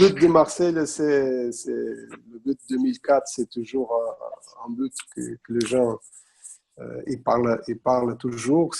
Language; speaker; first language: French; non-native, fluent; Portuguese